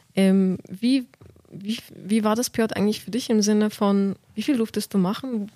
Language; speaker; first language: German; native; German